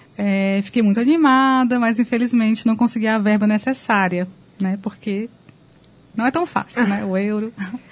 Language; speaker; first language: Portuguese; native; Portuguese